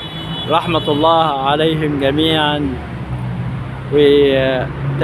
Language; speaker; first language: Arabic; native; Arabic